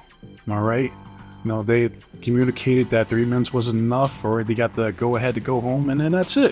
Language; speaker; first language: English; native; English